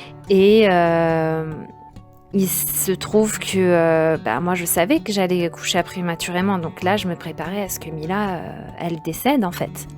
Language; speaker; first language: French; native; French